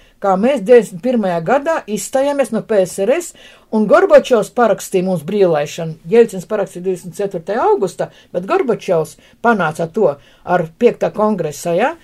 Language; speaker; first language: Latvian; non-native, local second language; Russian